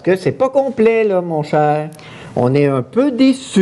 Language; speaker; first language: French; native; French